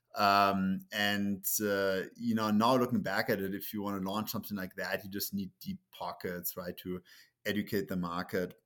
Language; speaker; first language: English; non-native, fluent; German